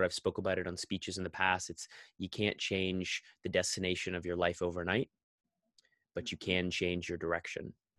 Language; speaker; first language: English; native; English